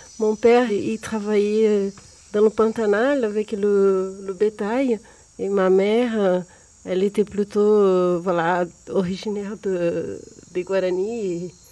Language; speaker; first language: French; non-native, fluent; Portuguese